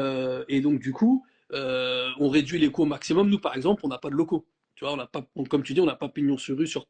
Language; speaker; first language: French; native; French